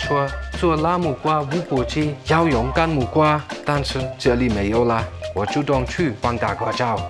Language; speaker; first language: Chinese; non-native, fluent; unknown